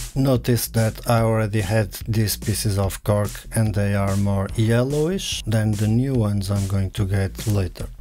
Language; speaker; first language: English; non-native, fluent; Portuguese